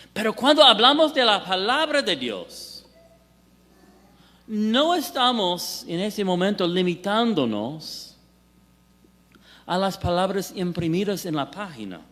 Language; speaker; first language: Spanish; non-native, fluent; English